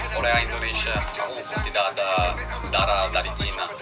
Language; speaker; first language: Indonesian; early bilingual, other home language; Korean